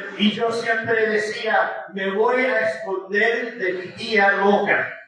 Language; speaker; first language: Spanish; early bilingual, heritage; Spanish